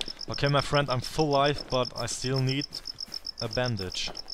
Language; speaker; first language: English; non-native, learner; German